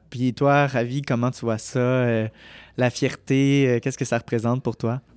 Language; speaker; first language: French; native; French